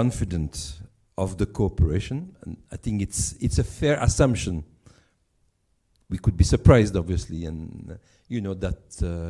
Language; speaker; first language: English; non-native, fluent; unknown